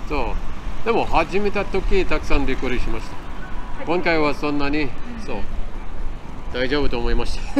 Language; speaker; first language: Japanese; non-native, learner; Khmer